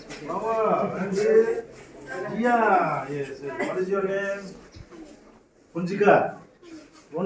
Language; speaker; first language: English; non-native, local second language; Bodo